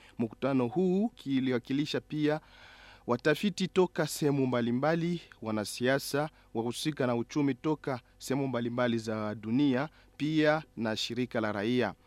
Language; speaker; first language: Swahili; native; Swahili